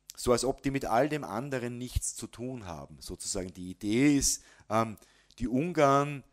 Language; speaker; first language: German; native; German